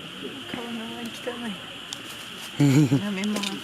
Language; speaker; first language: Japanese; native; Japanese